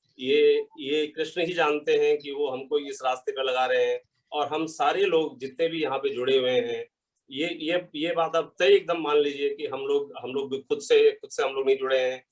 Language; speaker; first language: Hindi; native; Hindi